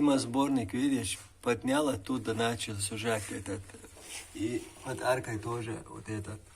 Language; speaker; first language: Russian; native; Russian